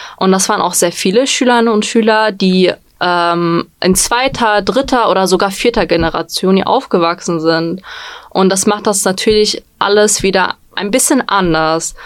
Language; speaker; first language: German; early bilingual, other home language; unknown